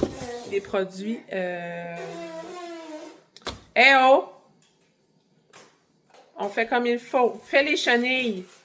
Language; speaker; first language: French; native; French